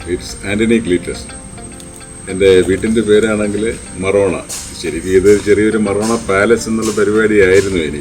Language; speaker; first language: Malayalam; native; Malayalam